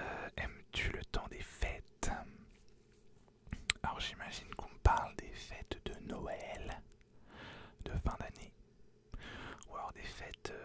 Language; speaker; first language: French; native; French